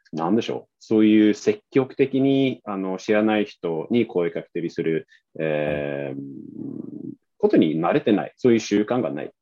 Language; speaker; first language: Japanese; non-native, fluent; Swedish